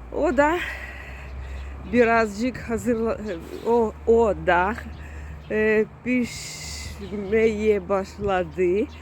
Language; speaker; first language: Turkish; non-native, learner; Russian